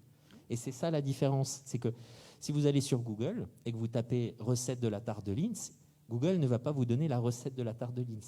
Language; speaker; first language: French; native; French